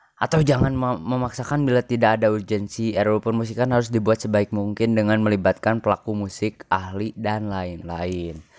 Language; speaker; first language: Indonesian; non-native, local second language; Sundanese